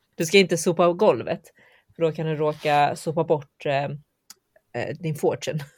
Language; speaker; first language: Swedish; early bilingual, heritage; Chinese